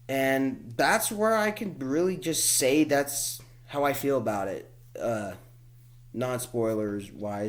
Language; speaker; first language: English; native; English